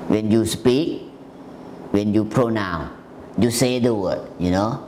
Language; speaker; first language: English; non-native, learner; Thai